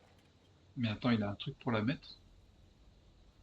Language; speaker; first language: French; native; French